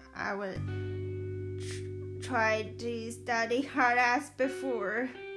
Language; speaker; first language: English; non-native, fluent; Chinese